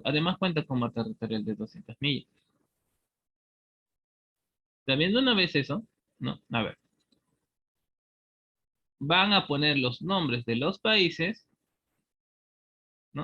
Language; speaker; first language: Spanish; native; Spanish